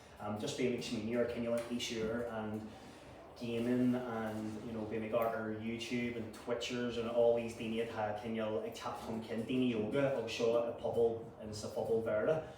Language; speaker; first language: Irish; non-native, local second language; English